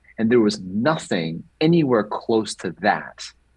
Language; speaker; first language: English; native; English